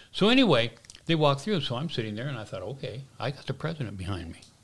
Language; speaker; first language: English; native; English